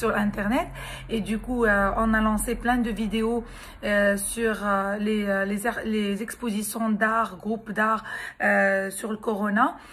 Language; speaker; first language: French; non-native, local second language; Arabic